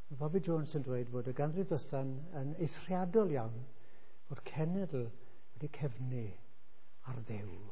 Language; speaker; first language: Welsh; native; Welsh